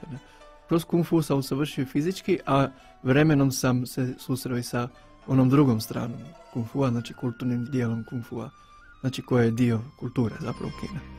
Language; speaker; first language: Bosnian; native; Bosnian